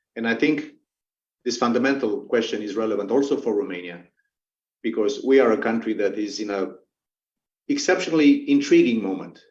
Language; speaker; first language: English; non-native, fluent; Romanian